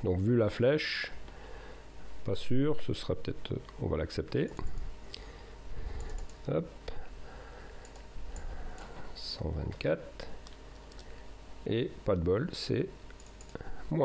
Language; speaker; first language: French; native; French